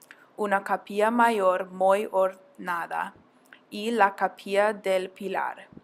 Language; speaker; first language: Spanish; non-native, learner; English